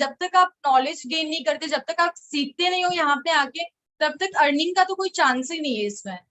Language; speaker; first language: Hindi; non-native, local second language; Gujarati